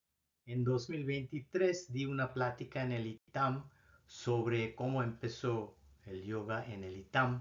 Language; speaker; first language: Spanish; non-native, fluent; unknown